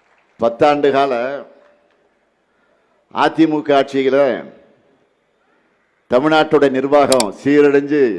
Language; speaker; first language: Tamil; native; Tamil